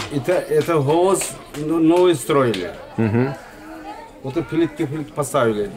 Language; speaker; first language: Russian; non-native, learner; Uzbek